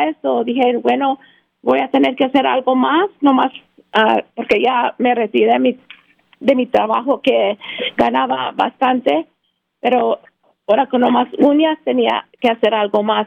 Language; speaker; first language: Spanish; early bilingual, heritage; Spanish